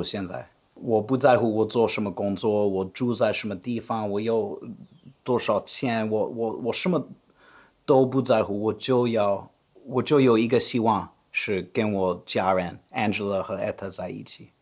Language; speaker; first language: Chinese; non-native, fluent; English